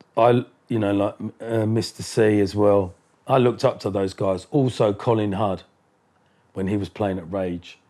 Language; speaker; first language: English; native; English